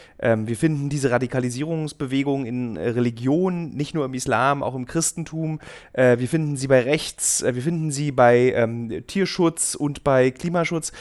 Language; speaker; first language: German; native; German